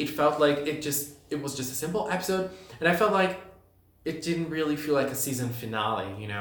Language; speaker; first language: English; non-native, fluent; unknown